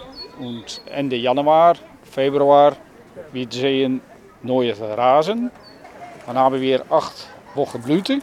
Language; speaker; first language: German; non-native, learner; Dutch